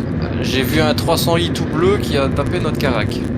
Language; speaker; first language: French; native; French